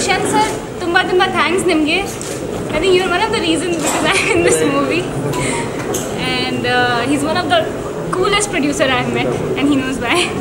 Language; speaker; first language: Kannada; non-native, learner; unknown